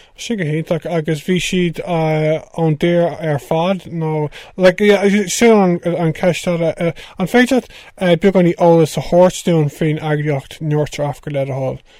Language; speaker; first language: Irish; non-native, local second language; English